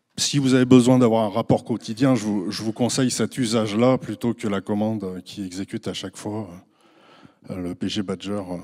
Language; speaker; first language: French; native; French